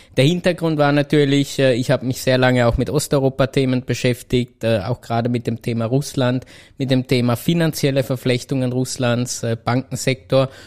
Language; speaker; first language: German; native; German